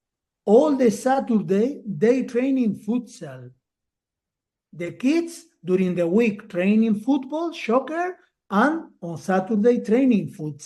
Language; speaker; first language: English; non-native, learner; Spanish